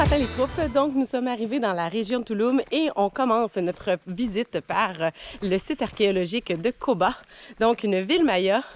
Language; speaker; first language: French; native; French